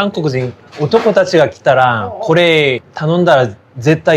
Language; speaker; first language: Japanese; non-native, fluent; Korean